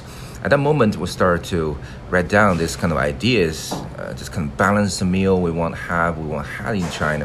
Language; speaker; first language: English; non-native, fluent; Chinese